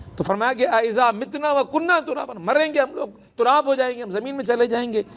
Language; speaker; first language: Urdu; non-native, local second language; Sindhi